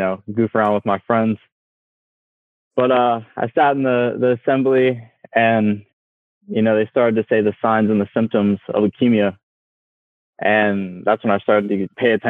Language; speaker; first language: English; native; English